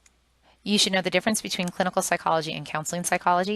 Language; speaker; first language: English; native; English